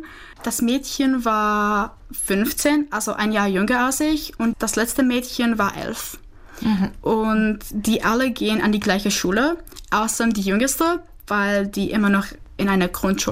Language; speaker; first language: German; non-native, fluent; Czech